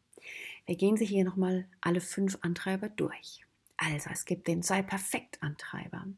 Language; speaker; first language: German; native; German